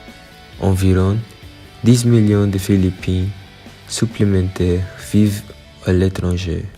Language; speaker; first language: French; non-native, learner; Filipino